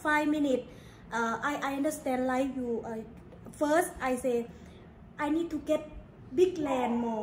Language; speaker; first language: English; non-native, learner; Thai